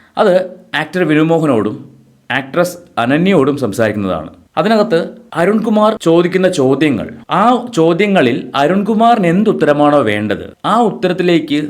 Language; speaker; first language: Malayalam; native; Malayalam